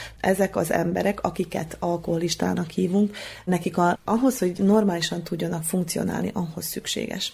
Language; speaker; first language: Hungarian; native; Hungarian